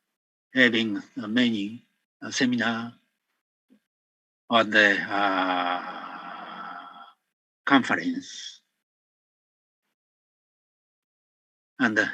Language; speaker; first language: English; non-native, fluent; Japanese